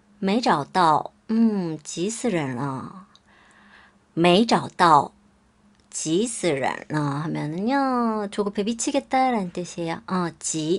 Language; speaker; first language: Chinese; non-native, fluent; Korean